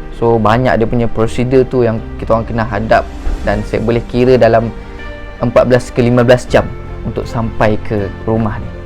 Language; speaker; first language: Malay; native; Malay